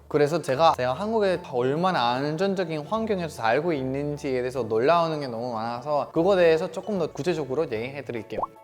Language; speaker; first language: Korean; non-native, fluent; Spanish